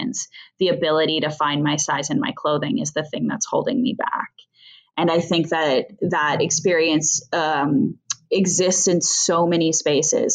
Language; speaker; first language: English; native; English